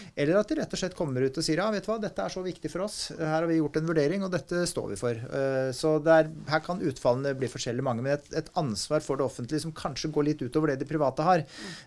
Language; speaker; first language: Norwegian; native; Norwegian